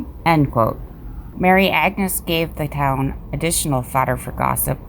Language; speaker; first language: English; native; English